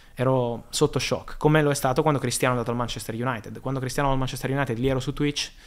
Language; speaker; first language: Italian; native; Italian